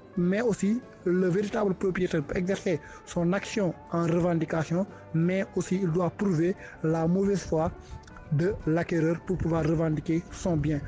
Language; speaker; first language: French; non-native, local second language; Wolof